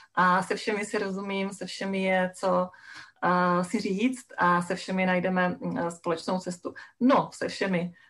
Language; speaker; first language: Czech; native; Czech